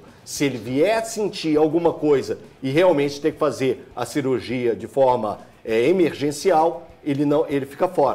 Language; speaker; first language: Portuguese; native; Portuguese